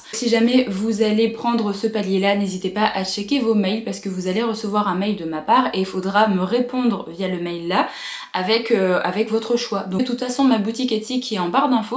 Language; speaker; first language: French; native; French